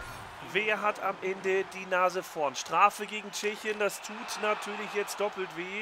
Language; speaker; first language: German; native; German